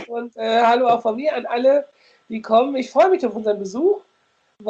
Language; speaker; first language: German; native; German